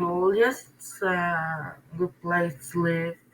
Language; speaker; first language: English; non-native, learner; Spanish